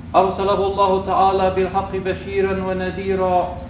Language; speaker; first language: Arabic; non-native, fluent; English